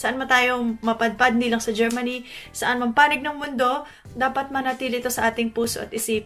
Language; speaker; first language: Filipino; native; Filipino